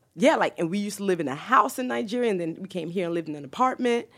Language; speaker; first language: English; early bilingual, other home language; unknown